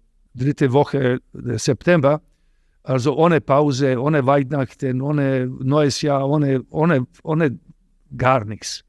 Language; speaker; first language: German; non-native, fluent; Serbian